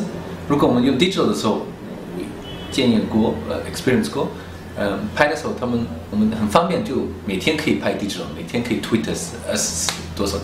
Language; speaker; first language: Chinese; early bilingual, heritage; German